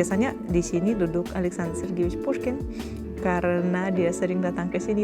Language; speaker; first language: Indonesian; non-native, fluent; Russian